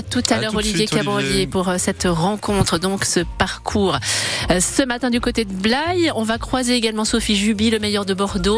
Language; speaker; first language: French; native; French